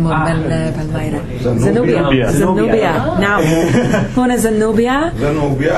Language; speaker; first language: Arabic; non-native, fluent; English